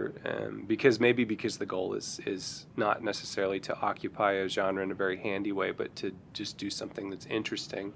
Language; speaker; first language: English; native; English